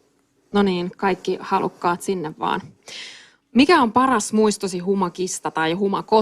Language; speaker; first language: Finnish; native; Finnish